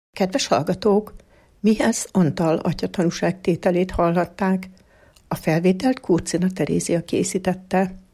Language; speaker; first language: Hungarian; native; Hungarian